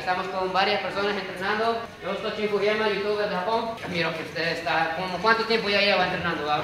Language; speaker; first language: Spanish; non-native, fluent; Japanese